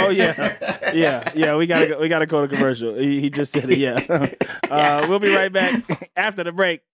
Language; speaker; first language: English; native; English